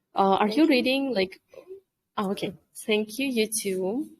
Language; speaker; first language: English; non-native, fluent; Kyrgyz